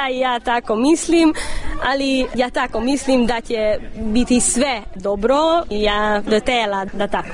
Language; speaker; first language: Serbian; non-native, local second language; Hungarian